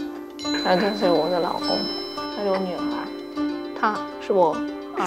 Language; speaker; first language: Chinese; non-native, fluent; Japanese